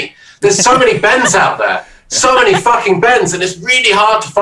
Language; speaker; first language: English; native; English